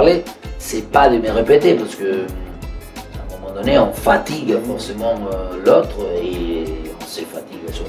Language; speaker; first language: French; non-native, fluent; Spanish